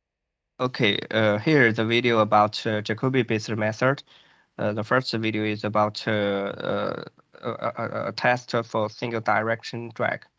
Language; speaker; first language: English; non-native, fluent; Chinese